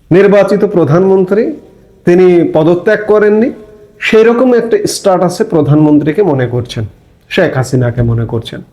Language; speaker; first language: Bangla; native; Bangla